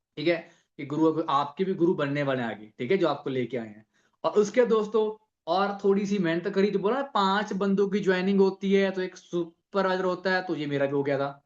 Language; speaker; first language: Hindi; non-native, local second language; Punjabi